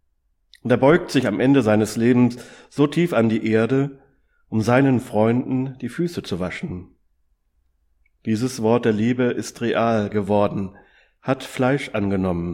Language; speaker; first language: German; native; German